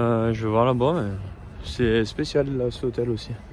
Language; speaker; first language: French; native; French